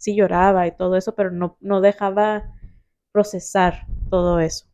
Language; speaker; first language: Spanish; early bilingual, heritage; Spanish